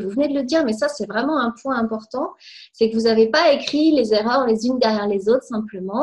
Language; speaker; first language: French; native; French